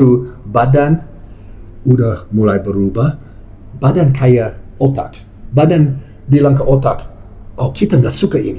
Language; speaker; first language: Indonesian; non-native, fluent; English